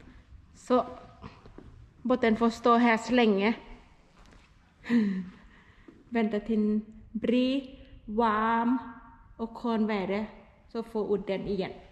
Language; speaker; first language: Swedish; non-native, learner; Thai